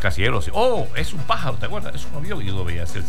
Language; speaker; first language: Spanish; native; Spanish